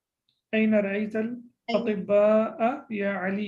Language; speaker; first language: Arabic; non-native, fluent; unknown